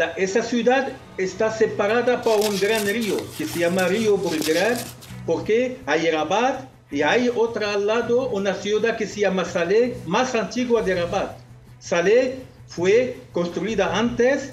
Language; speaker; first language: Spanish; non-native, fluent; Arabic